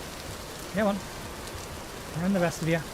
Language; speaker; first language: English; native; English